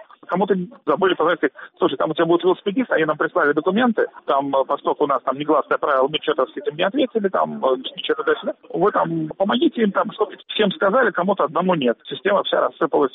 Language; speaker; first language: Russian; native; Russian